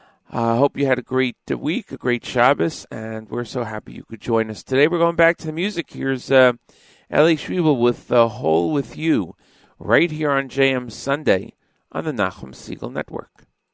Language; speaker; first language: English; native; English